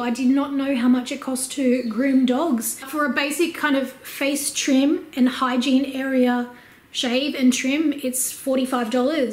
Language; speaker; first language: English; native; English